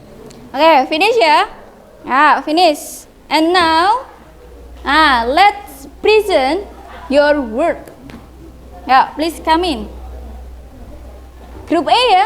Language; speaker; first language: English; non-native, learner; Indonesian